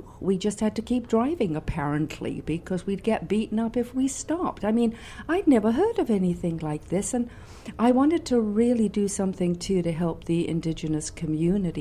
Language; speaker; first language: English; native; English